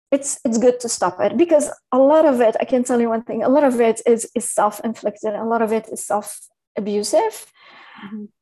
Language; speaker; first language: English; non-native, fluent; Arabic